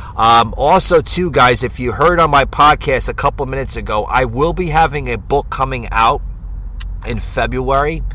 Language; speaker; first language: English; native; English